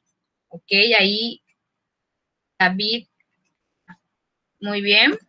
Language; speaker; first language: Spanish; native; Spanish